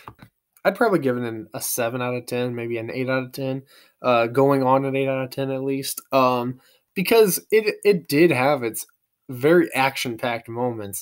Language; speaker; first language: English; native; English